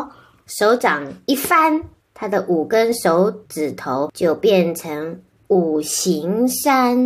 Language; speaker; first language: Chinese; native; Chinese